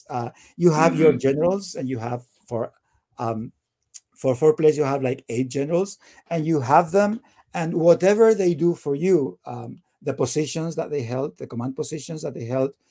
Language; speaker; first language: English; non-native, fluent; Spanish